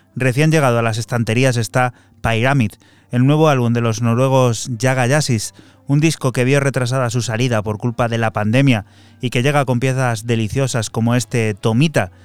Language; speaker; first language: Spanish; native; Spanish